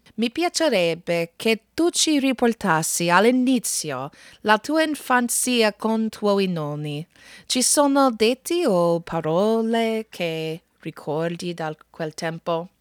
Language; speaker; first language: Italian; non-native, learner; English